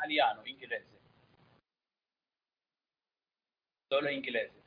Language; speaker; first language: Italian; non-native, fluent; Persian